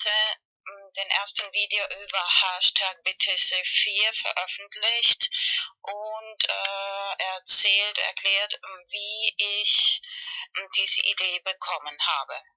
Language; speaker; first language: German; non-native, fluent; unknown